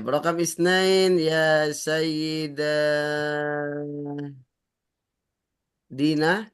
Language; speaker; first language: Arabic; non-native, fluent; Indonesian